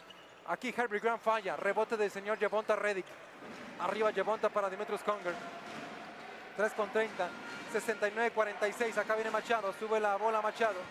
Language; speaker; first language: Spanish; native; Spanish